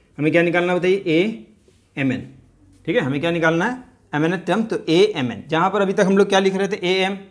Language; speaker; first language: Hindi; native; Hindi